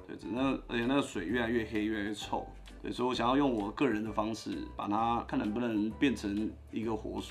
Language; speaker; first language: Chinese; native; Chinese